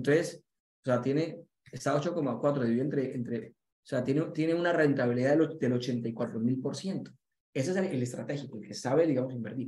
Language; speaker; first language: Spanish; native; Spanish